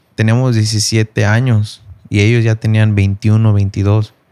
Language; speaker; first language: Spanish; early bilingual, heritage; Spanish